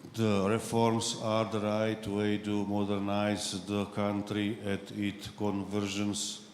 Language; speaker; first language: English; non-native, fluent; Slovak